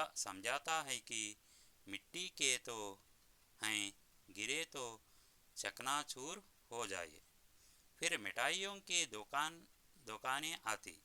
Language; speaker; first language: Hindi; non-native, local second language; Telugu